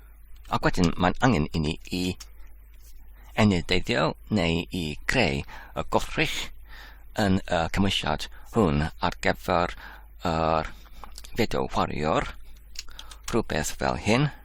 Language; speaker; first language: Welsh; non-native, learner; English